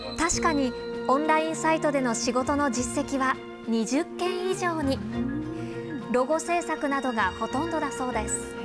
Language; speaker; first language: Japanese; native; Japanese